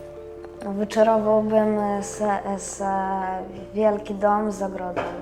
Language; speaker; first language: Polish; early bilingual, other home language; Russian